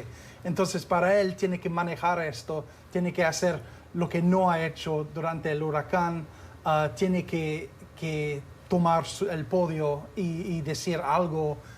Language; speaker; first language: Spanish; non-native, fluent; English